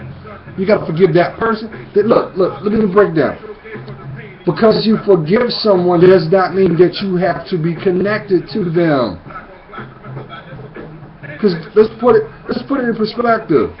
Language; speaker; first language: English; native; English